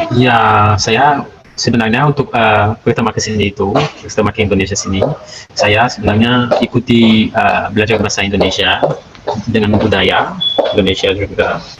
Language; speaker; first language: Indonesian; non-native, fluent; Malagasy